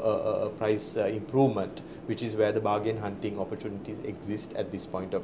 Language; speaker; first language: English; non-native, local second language; Sinhala